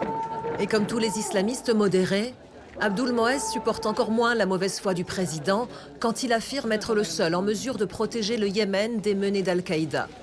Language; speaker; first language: French; native; French